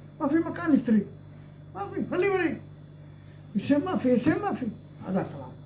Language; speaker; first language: Arabic; non-native, learner; Urdu